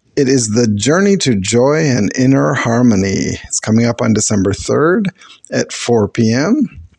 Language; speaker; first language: English; native; English